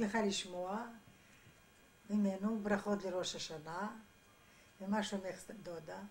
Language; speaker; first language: Hebrew; non-native, fluent; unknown